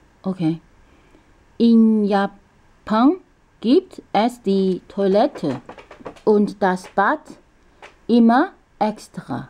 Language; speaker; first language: German; non-native, learner; Japanese